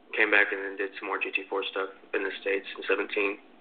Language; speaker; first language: English; native; English